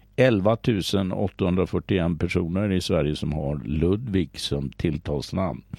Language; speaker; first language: Swedish; native; Swedish